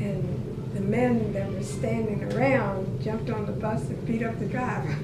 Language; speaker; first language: English; native; English